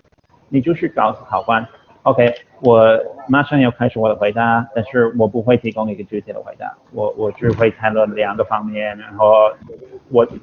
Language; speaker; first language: Chinese; non-native, fluent; English